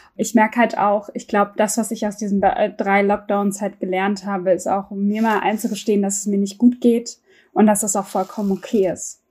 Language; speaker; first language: German; early bilingual, other home language; Turkish